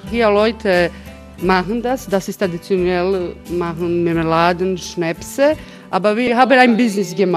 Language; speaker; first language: German; early bilingual, other home language; Croatian